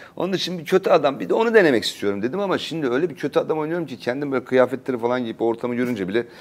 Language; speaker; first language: Turkish; native; Turkish